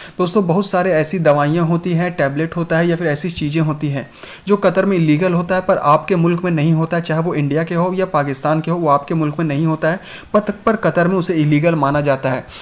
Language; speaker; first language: Hindi; native; Hindi